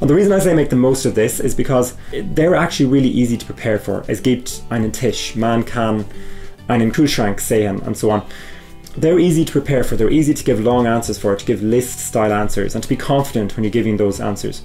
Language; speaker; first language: English; native; English